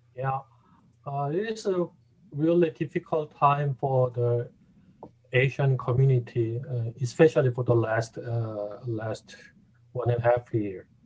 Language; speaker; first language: English; non-native, fluent; Korean